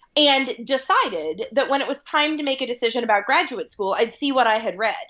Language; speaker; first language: English; early bilingual, other home language; Hindi